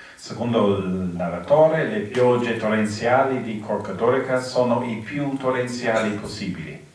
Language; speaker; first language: Italian; non-native, fluent; English